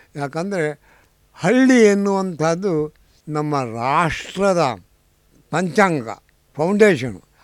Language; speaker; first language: Kannada; non-native, local second language; Tulu